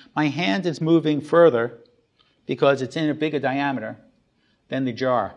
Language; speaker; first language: English; native; English